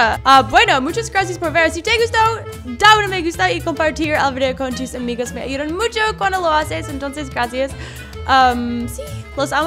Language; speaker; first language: Spanish; non-native, learner; English